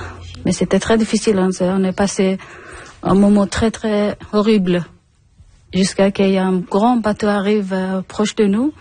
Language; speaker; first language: French; non-native, learner; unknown